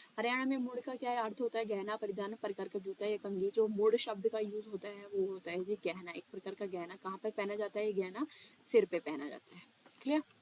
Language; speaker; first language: Hindi; native; Hindi